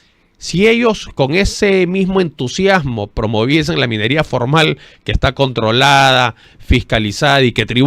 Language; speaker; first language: Spanish; native; Spanish